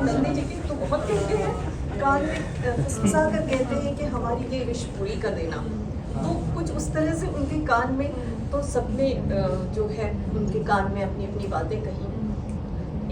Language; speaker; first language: Hindi; native; Hindi